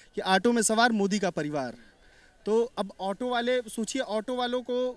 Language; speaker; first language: Hindi; native; Hindi